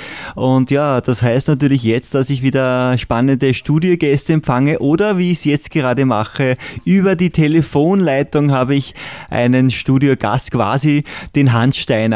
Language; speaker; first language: German; native; German